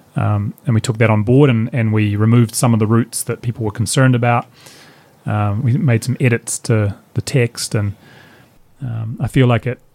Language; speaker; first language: English; native; English